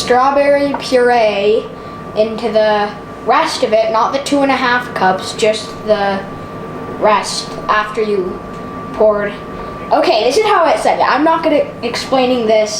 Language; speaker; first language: English; native; English